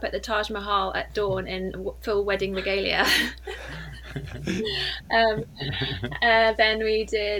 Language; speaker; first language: English; native; English